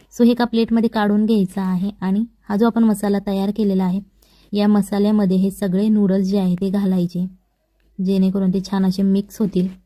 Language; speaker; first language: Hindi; non-native, local second language; Marathi